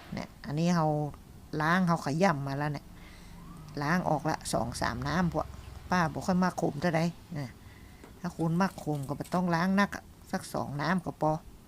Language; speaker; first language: Thai; native; Thai